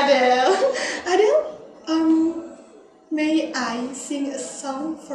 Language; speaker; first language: English; non-native, learner; Indonesian